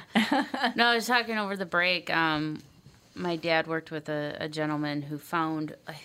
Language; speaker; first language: English; native; English